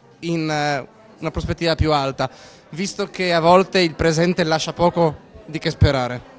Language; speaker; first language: Italian; native; Italian